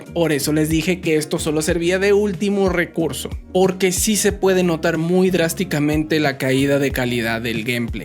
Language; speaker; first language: Spanish; native; Spanish